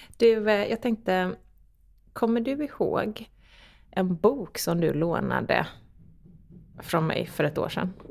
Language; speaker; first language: Swedish; native; Swedish